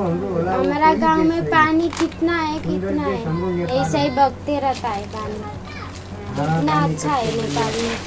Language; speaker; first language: Hindi; non-native, fluent; Nepali